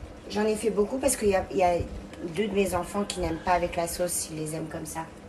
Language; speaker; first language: French; native; French